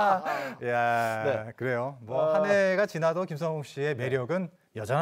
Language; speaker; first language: Korean; native; Korean